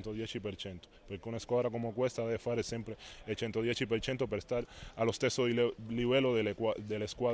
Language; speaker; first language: Italian; non-native, fluent; Spanish